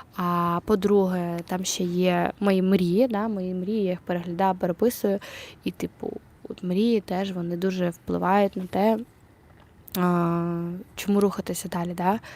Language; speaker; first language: Ukrainian; non-native, local second language; Russian